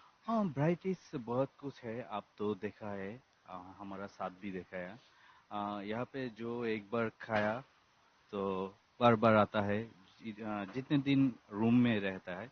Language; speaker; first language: Hindi; non-native, learner; Bangla